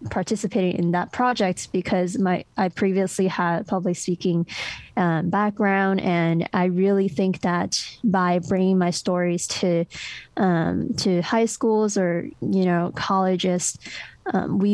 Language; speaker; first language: English; non-native, local second language; Cantonese